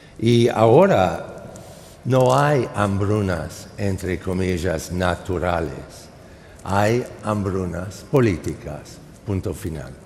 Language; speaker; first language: Spanish; non-native, fluent; English